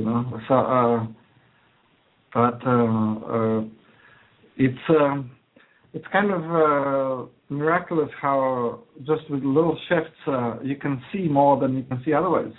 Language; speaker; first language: English; non-native, fluent; Croatian